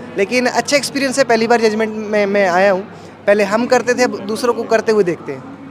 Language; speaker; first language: Hindi; native; Hindi